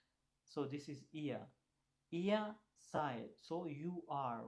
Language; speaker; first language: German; non-native, fluent; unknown